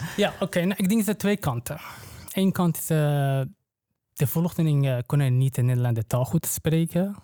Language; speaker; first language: Dutch; non-native, learner; Persian